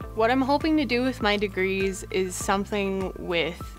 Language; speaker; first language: English; native; English